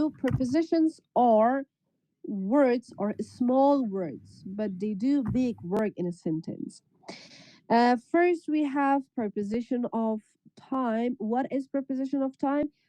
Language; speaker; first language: English; non-native, fluent; Persian